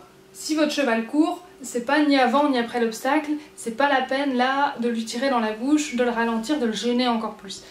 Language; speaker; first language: French; native; French